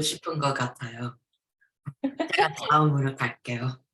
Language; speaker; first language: Korean; early bilingual, heritage; Korean